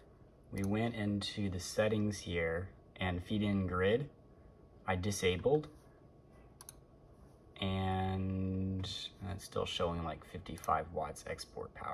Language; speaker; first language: English; native; English